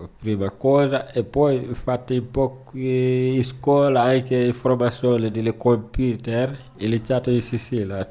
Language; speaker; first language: Italian; non-native, learner; Wolof